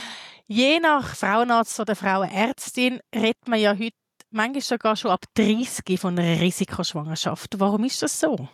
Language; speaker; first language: German; native; German